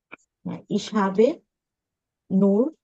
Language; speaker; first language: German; non-native, learner; Bangla